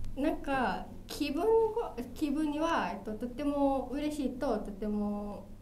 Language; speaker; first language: Japanese; non-native, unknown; Malay